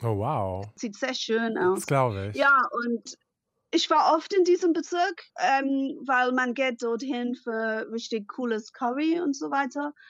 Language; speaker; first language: German; non-native, fluent; English